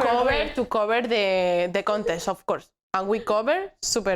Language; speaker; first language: English; non-native, learner; Spanish